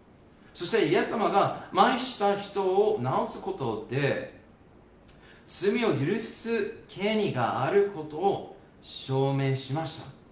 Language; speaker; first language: Japanese; non-native, fluent; English